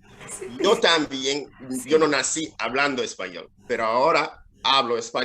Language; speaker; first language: Spanish; non-native, fluent; English